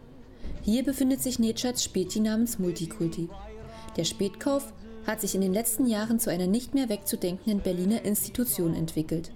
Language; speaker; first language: German; native; German